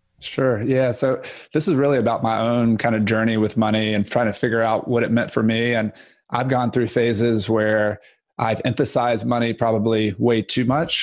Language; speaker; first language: English; native; English